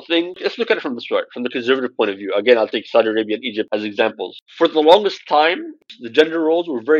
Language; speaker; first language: English; native; English